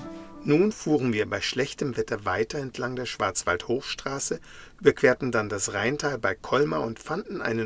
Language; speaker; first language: German; native; German